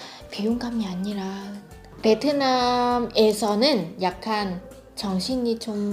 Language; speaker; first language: Korean; non-native, fluent; Vietnamese